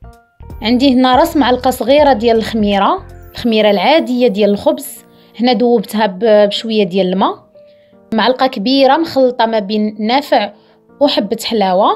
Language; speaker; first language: Arabic; native; Arabic